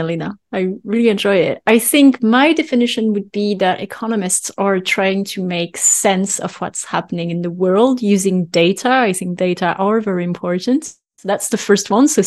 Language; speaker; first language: English; non-native, fluent; French